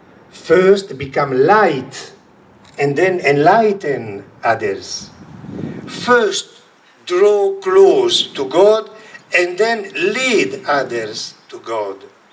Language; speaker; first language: English; non-native, fluent; Italian